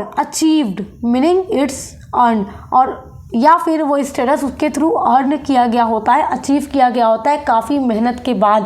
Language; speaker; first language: Hindi; native; Hindi